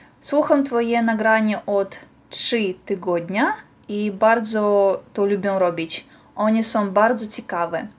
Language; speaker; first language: Polish; non-native, learner; Russian